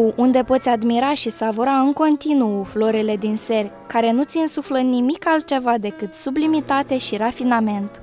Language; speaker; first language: Romanian; native; Romanian